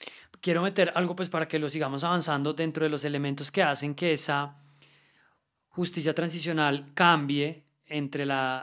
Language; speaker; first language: Spanish; native; Spanish